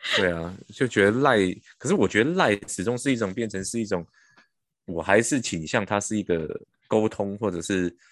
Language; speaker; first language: Chinese; native; Chinese